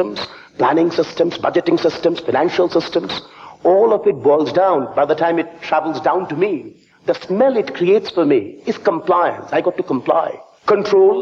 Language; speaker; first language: English; non-native, local second language; Bangla